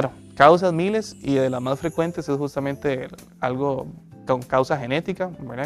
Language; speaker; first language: Spanish; native; Spanish